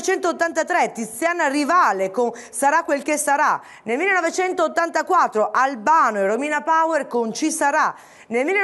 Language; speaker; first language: Italian; native; Italian